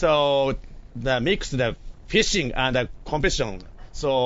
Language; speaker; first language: English; non-native, learner; Japanese